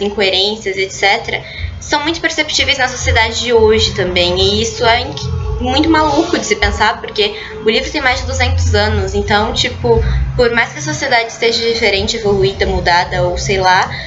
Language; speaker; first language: Portuguese; native; Portuguese